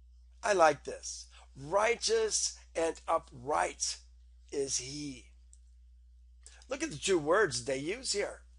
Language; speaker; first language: English; native; English